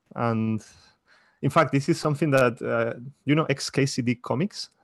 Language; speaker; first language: English; non-native, fluent; Spanish